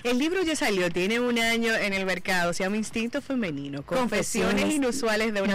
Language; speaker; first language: Spanish; native; Spanish